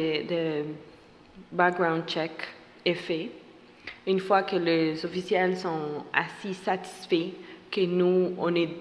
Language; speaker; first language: French; non-native, fluent; Spanish